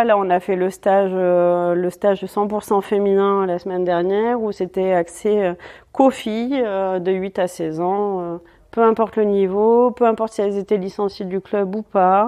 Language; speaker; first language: French; native; French